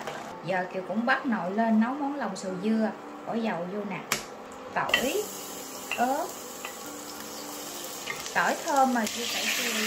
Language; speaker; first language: Vietnamese; native; Vietnamese